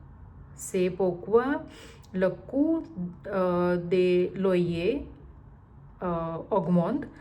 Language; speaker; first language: French; non-native, learner; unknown